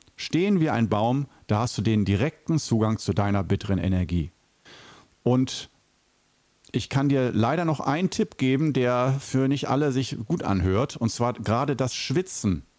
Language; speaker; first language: German; native; German